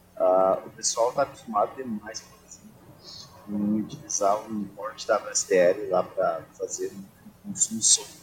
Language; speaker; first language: Portuguese; native; Portuguese